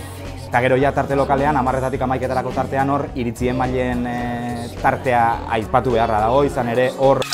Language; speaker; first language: Basque; native; Basque